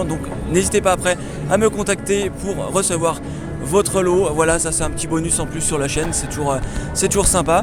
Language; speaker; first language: French; native; French